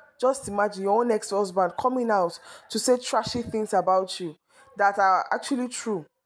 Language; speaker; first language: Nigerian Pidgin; non-native, local second language; Yoruba